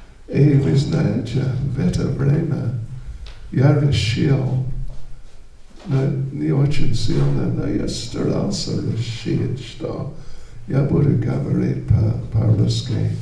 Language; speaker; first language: Russian; non-native, learner; English